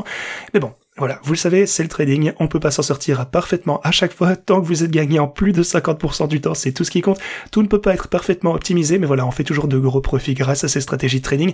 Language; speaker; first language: French; native; French